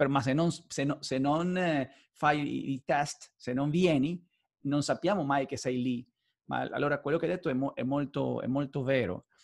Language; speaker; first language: Italian; non-native, fluent; Spanish